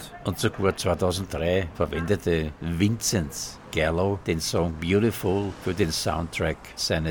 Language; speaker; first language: German; native; German